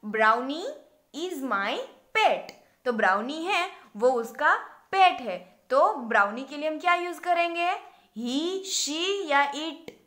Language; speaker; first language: Hindi; non-native, local second language; Gujarati